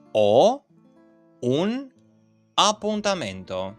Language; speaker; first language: Italian; non-native, fluent; Albanian